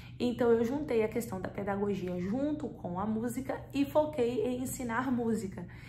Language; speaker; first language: Portuguese; native; Portuguese